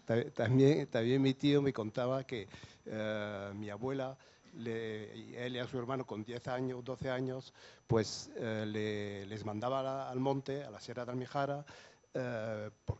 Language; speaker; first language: Spanish; early bilingual, heritage; Spanish